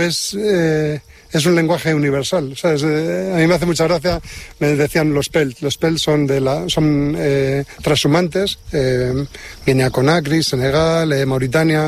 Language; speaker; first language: Spanish; native; Spanish